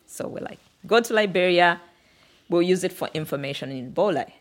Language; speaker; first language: English; non-native, local second language; Bemba